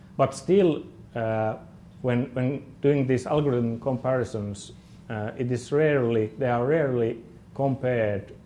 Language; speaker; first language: English; non-native, fluent; Finnish